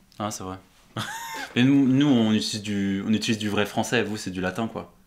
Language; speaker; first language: French; native; French